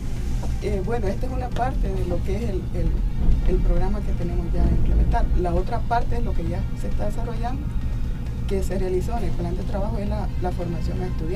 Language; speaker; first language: Spanish; native; Spanish